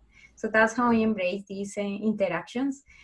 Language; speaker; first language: English; non-native, fluent; Spanish